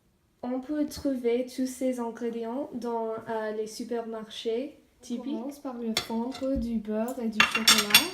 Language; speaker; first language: French; non-native, learner; English